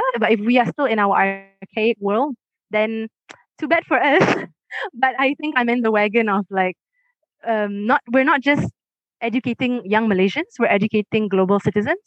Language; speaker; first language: English; non-native, local second language; Malay